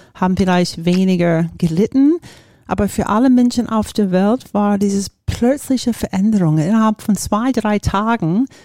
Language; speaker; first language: German; non-native, fluent; English